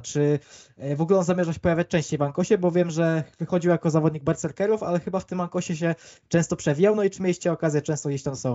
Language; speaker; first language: Polish; native; Polish